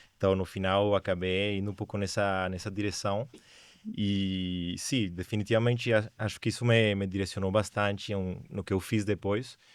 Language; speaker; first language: Portuguese; non-native, fluent; Spanish